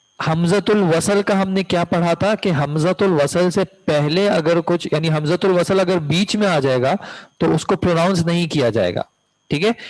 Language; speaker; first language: Urdu; native; Urdu